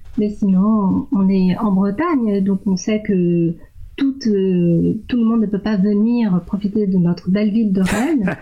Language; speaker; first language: French; non-native, fluent; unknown